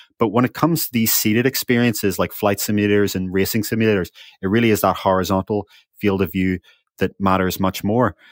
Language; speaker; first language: English; native; English